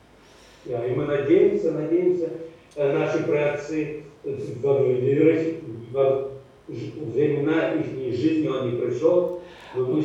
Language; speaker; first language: German; non-native, learner; Russian